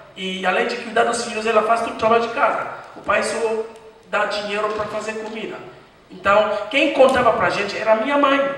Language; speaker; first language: Portuguese; non-native, fluent; French